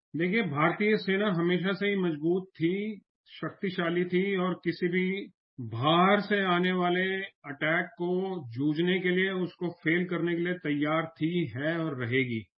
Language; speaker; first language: Hindi; native; Hindi